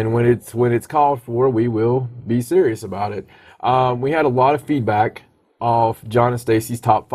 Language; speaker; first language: English; native; English